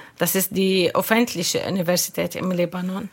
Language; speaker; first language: German; non-native, learner; Arabic